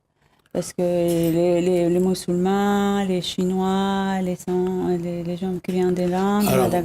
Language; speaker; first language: French; non-native, fluent; Spanish